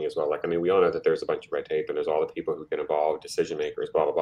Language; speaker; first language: English; native; English